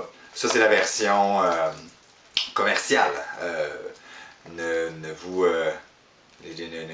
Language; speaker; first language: French; native; French